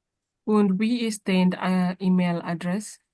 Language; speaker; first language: German; non-native, learner; Indonesian